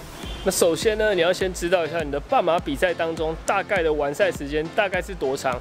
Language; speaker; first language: Chinese; native; Chinese